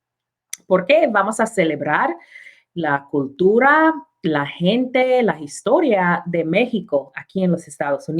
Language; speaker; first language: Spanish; non-native, learner; English